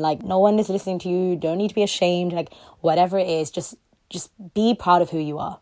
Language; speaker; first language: English; early bilingual, other home language; Tamil